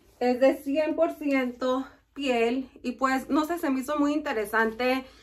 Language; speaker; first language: Spanish; early bilingual, heritage; Spanish